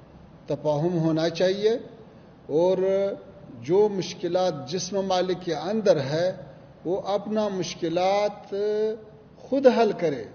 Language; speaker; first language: Hindi; non-native, learner; Pashto